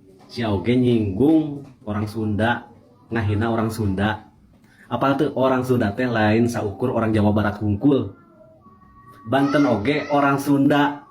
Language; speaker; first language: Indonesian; non-native, local second language; Sundanese